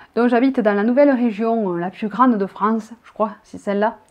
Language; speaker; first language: French; native; French